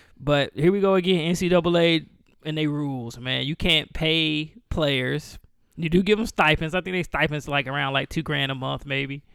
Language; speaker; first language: English; native; English